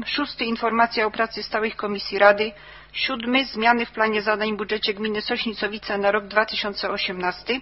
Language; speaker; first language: Polish; native; Polish